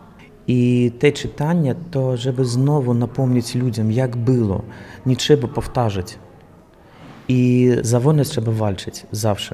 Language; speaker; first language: Polish; non-native, learner; Belarusian